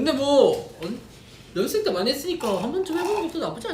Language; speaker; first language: Korean; native; Korean